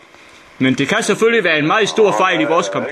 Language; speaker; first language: Danish; native; Danish